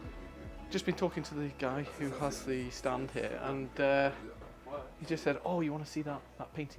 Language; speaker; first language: English; native; English